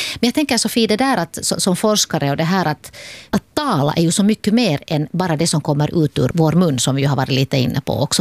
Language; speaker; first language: Swedish; native; Swedish